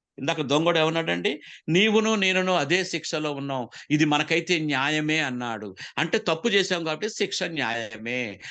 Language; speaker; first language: Telugu; non-native, local second language; Koya